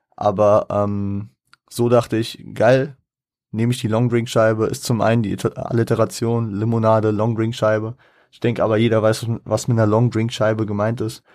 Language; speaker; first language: German; native; German